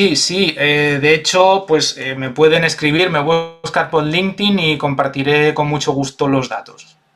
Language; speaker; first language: Spanish; native; Spanish